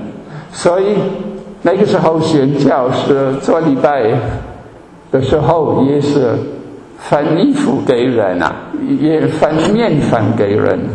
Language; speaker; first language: Chinese; non-native, fluent; German